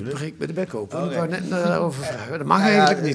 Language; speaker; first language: Dutch; native; Dutch